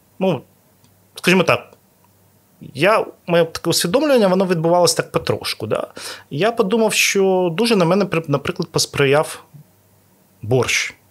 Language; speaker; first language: Ukrainian; non-native, local second language; Russian